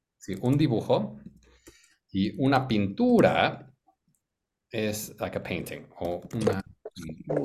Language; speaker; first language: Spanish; non-native, learner; English